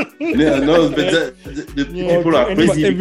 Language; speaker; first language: English; non-native, learner; French